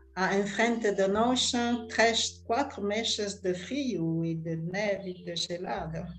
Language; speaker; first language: Portuguese; non-native, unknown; French